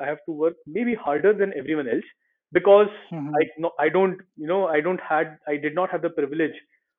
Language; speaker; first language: English; non-native, local second language; Marathi